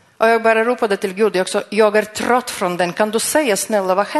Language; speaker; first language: Swedish; non-native, fluent; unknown